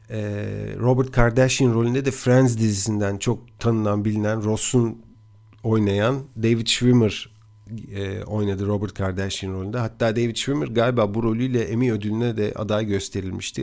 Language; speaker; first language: Turkish; native; Turkish